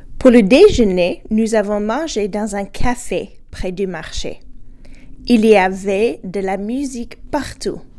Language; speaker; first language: French; non-native, fluent; English